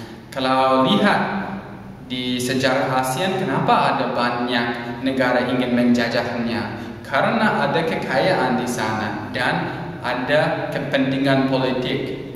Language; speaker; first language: Indonesian; non-native, learner; English